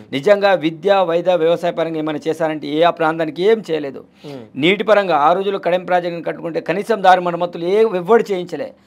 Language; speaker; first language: Telugu; non-native, local second language; Gondi